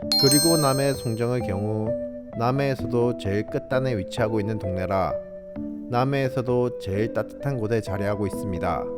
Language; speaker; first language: Korean; native; Korean